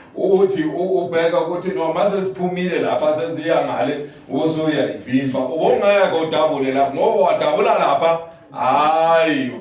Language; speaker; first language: Zulu; non-native, local second language; Southern Sotho